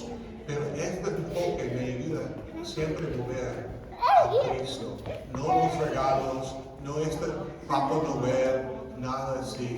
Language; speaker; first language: Spanish; non-native, fluent; English